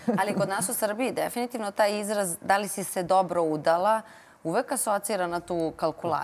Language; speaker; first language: Serbian; native; Serbian